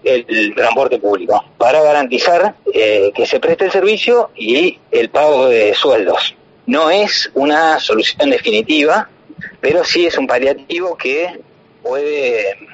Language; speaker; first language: Spanish; native; Spanish